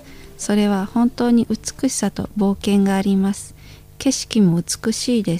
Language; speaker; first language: Japanese; non-native, learner; Indonesian